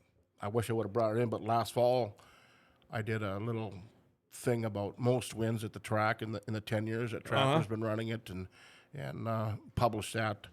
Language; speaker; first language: English; native; English